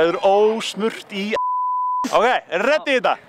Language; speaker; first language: Icelandic; native; Icelandic